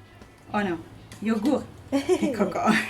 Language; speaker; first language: Spanish; non-native, learner; English